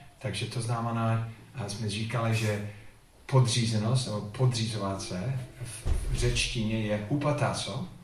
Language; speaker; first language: Czech; non-native, fluent; English